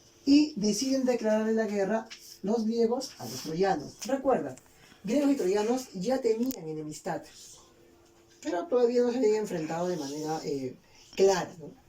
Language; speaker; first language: Spanish; native; Spanish